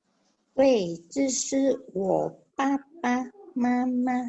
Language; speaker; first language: Chinese; non-native, learner; Indonesian